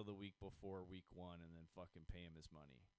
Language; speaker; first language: English; native; English